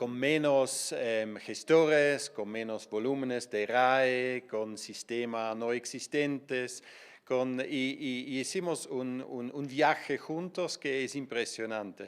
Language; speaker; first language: Spanish; non-native, fluent; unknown